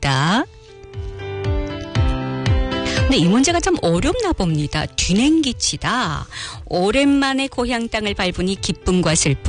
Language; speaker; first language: Korean; early bilingual, heritage; Korean